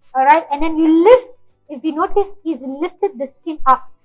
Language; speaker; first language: English; non-native, local second language; Malay